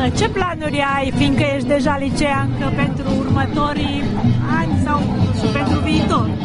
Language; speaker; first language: Romanian; native; Romanian